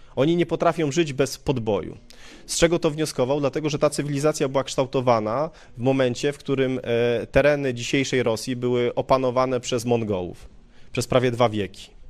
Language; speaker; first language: Polish; native; Polish